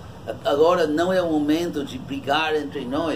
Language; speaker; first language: Portuguese; non-native, fluent; English